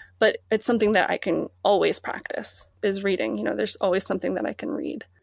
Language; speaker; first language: English; native; English